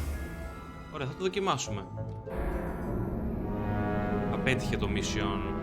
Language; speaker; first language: Greek; native; Greek